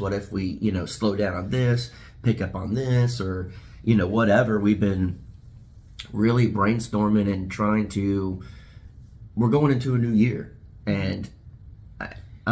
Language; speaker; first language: English; native; English